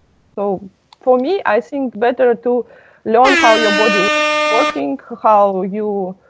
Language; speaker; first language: English; non-native, learner; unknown